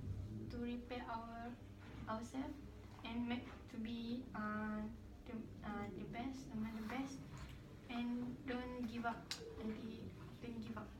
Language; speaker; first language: English; non-native, learner; Malay